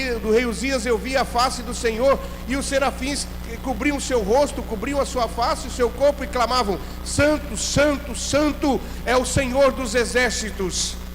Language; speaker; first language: Portuguese; native; Portuguese